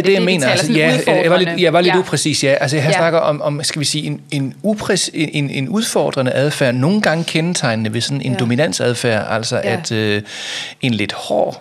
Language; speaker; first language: Danish; native; Danish